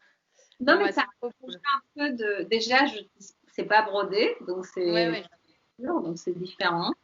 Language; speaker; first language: French; non-native, fluent; Spanish